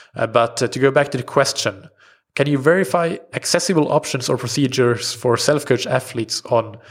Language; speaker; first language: English; non-native, fluent; Swedish